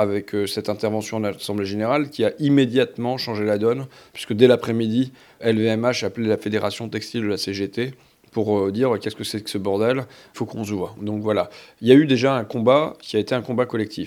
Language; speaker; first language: French; native; French